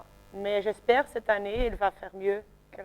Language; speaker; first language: French; non-native, local second language; Dutch